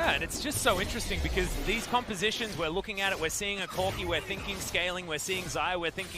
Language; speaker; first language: English; native; English